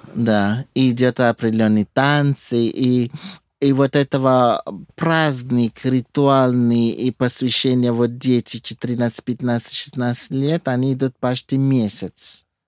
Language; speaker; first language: Russian; non-native, fluent; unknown